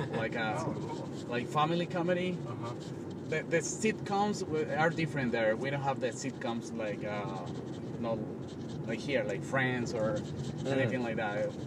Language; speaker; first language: English; non-native, learner; Spanish